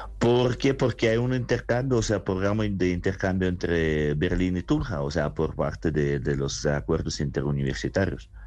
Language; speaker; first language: Spanish; non-native, fluent; Russian